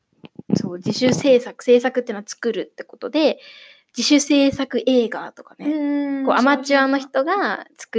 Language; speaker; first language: Japanese; native; Japanese